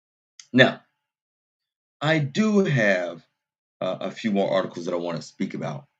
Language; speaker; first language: English; native; English